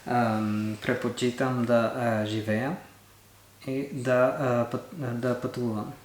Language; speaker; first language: Bulgarian; non-native, learner; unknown